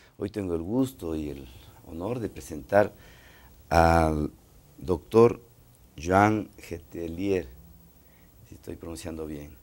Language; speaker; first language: Spanish; native; Spanish